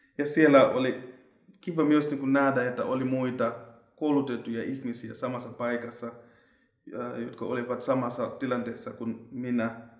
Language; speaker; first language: Finnish; non-native, fluent; Shona